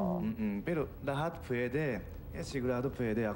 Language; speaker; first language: Filipino; non-native, learner; Japanese